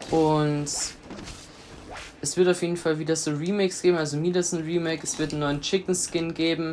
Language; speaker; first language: German; native; German